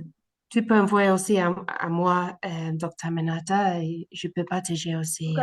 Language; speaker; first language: French; non-native, learner; English